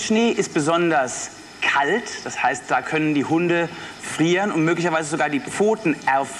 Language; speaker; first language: German; native; German